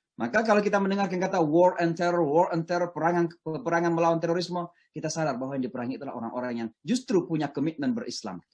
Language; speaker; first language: Indonesian; non-native, local second language; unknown